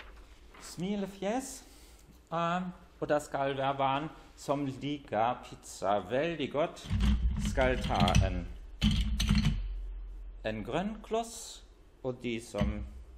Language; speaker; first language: Norwegian; non-native, fluent; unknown